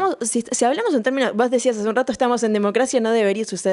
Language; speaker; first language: Spanish; native; Spanish